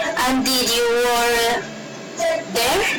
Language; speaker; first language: English; non-native, learner; Spanish